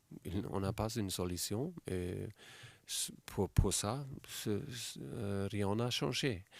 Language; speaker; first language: French; non-native, learner; German